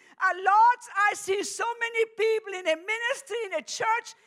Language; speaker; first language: English; non-native, fluent; German